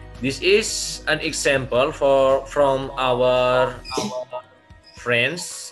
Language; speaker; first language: English; non-native, learner; Indonesian